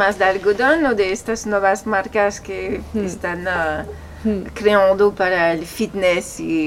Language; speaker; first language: Spanish; non-native, fluent; French